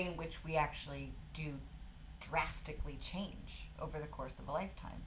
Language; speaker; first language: English; native; English